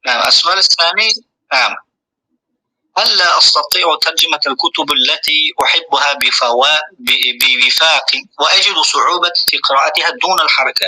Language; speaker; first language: Arabic; non-native, fluent; Uzbek